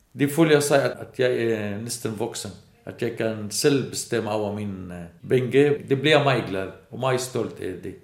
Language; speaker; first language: Danish; non-native, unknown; Arabic